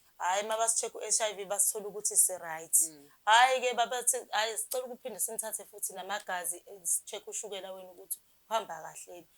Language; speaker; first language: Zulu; native; Zulu